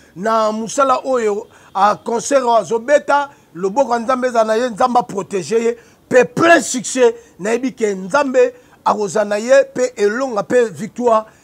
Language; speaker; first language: Lingala; native; Lingala